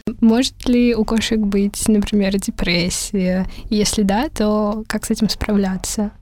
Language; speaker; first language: Russian; native; Russian